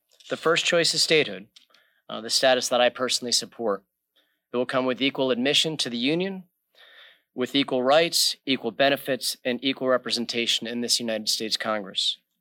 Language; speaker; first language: English; native; English